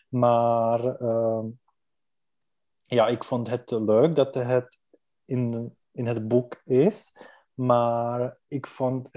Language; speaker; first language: Dutch; non-native, learner; Czech